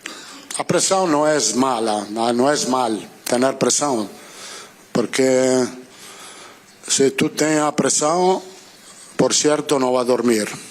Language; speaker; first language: Spanish; non-native, fluent; Italian